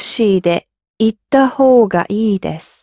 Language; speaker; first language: Japanese; non-native, learner; English